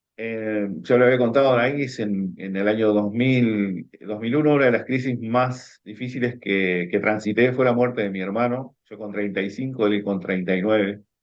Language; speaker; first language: Spanish; native; Spanish